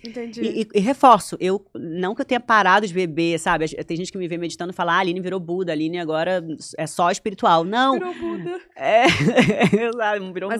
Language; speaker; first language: Portuguese; native; Portuguese